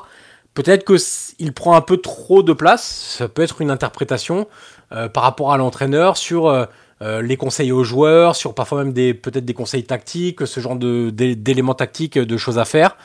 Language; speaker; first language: French; native; French